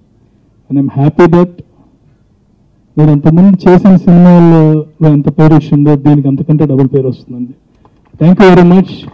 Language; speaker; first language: Telugu; native; Telugu